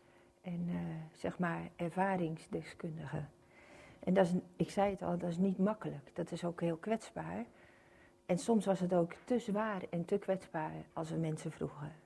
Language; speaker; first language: Dutch; native; Dutch